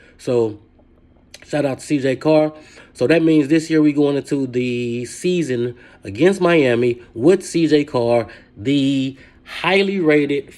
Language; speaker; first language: English; native; English